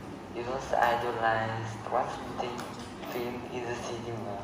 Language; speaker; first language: English; non-native, learner; Vietnamese